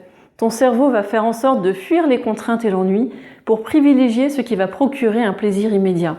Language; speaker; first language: French; native; French